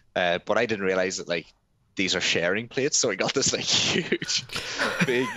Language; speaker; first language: English; native; English